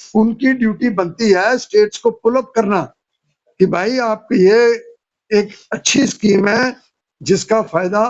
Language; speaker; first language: Hindi; non-native, local second language; Punjabi